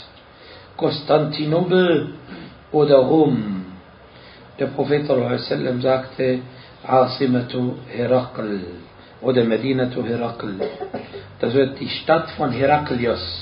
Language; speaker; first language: German; non-native, fluent; Arabic